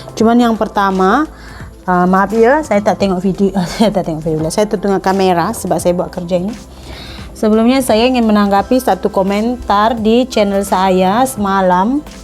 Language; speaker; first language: Indonesian; native; Indonesian